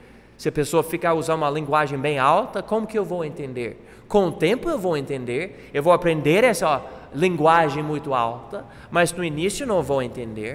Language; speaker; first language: Portuguese; non-native, fluent; English